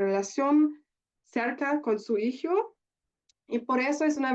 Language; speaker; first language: Spanish; non-native, learner; German